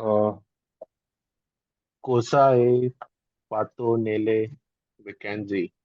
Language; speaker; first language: Italian; non-native, learner; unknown